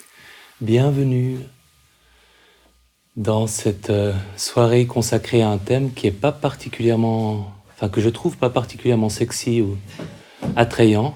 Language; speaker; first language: French; native; French